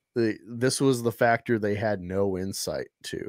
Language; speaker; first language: English; native; English